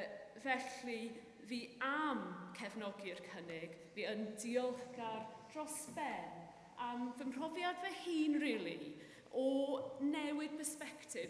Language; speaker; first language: Welsh; non-native, fluent; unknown